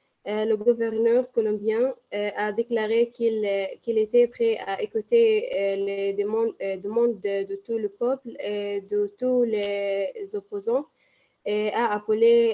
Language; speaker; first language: French; non-native, learner; Arabic